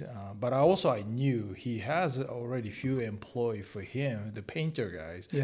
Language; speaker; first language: English; non-native, learner; Japanese